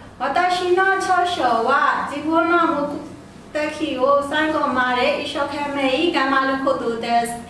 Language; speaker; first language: Japanese; non-native, learner; Burmese